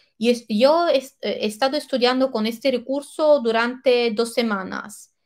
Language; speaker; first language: Spanish; non-native, fluent; Italian